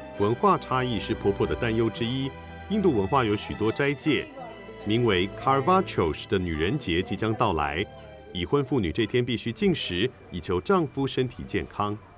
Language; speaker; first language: Chinese; native; Chinese